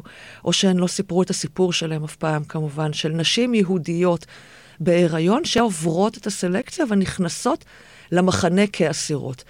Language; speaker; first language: Hebrew; native; Hebrew